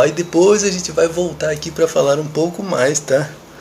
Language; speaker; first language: Portuguese; native; Portuguese